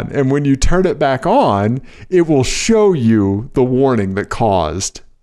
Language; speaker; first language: English; native; English